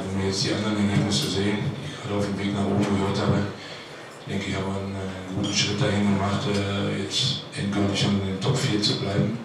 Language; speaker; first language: German; native; German